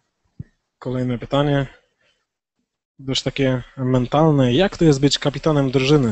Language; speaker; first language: Polish; native; Polish